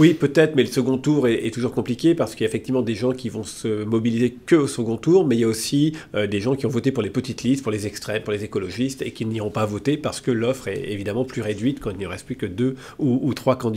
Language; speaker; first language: French; native; French